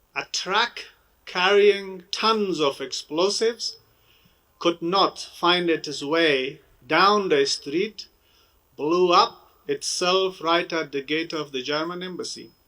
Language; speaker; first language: English; non-native, fluent; Persian